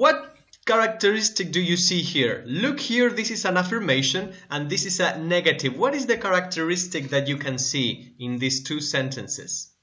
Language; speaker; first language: English; non-native, fluent; Spanish